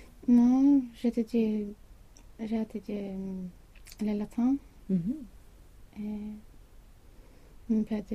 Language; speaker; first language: French; non-native, learner; Swedish